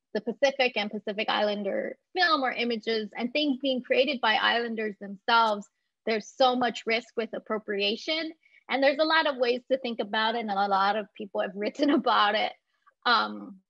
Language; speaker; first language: English; native; English